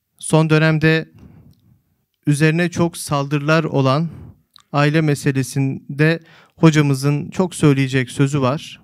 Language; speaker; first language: Turkish; native; Turkish